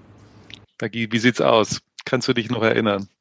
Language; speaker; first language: German; native; German